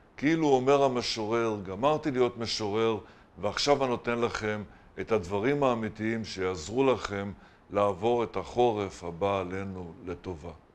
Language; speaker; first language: Hebrew; native; Hebrew